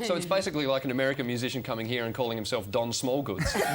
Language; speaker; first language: English; native; English